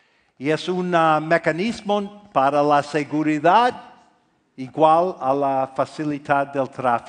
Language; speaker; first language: Spanish; non-native, fluent; English